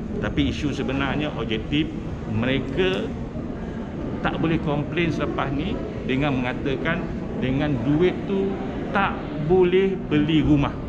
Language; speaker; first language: Malay; native; Malay